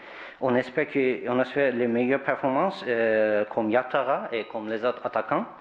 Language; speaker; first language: French; non-native, fluent; Turkish